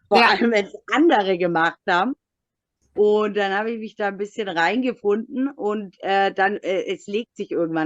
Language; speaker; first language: German; native; German